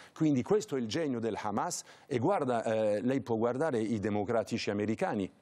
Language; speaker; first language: Italian; early bilingual, heritage; French